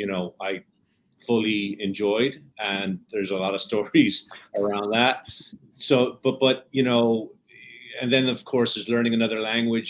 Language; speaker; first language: English; native; English